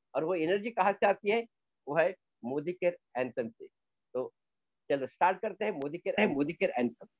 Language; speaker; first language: Hindi; non-native, local second language; Marathi